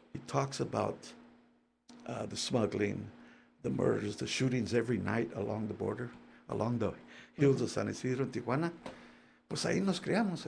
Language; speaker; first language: English; early bilingual, other home language; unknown